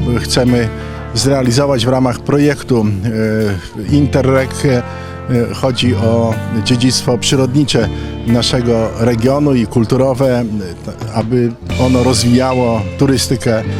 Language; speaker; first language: Polish; native; Polish